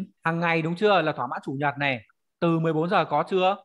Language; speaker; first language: Vietnamese; native; Vietnamese